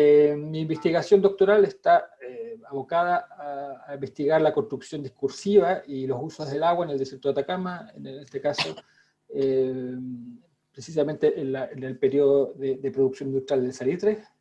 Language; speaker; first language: Spanish; native; Spanish